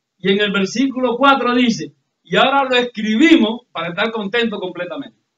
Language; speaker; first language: Spanish; native; Spanish